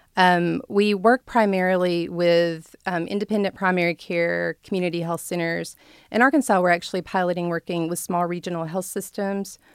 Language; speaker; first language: English; native; English